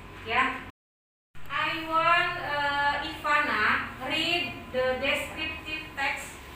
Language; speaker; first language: English; non-native, learner; Indonesian